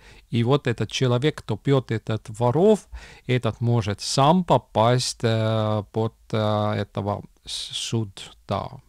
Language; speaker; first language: Russian; non-native, local second language; Estonian